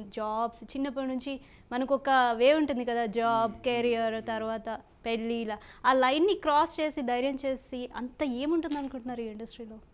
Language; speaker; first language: Telugu; native; Telugu